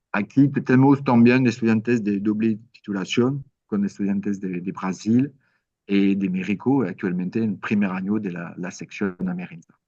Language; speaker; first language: Spanish; non-native, learner; French